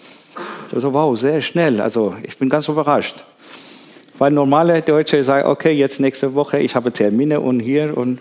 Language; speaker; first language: German; non-native, learner; Persian